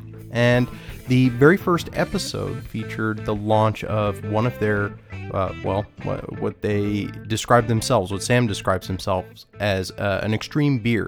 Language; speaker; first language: English; native; English